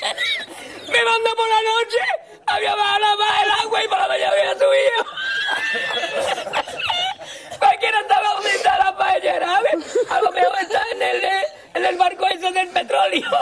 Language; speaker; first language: Spanish; native; Spanish